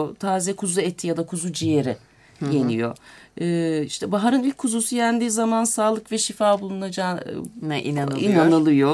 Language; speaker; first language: Turkish; native; Turkish